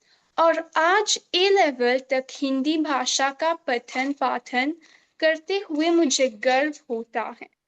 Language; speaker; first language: Hindi; non-native, local second language; Morisyen